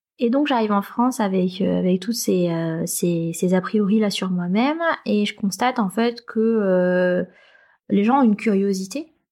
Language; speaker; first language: French; native; French